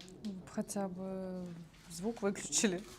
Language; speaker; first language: Russian; non-native, fluent; Estonian